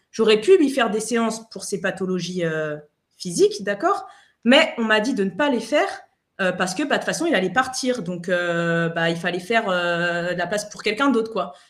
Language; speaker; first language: French; non-native, fluent; Spanish